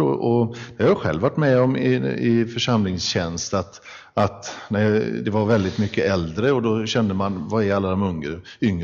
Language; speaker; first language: Swedish; native; Swedish